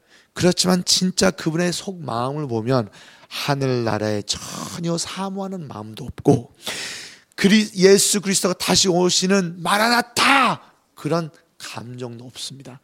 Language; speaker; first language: Korean; native; Korean